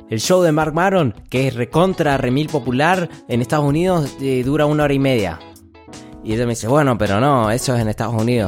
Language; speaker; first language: Spanish; native; Spanish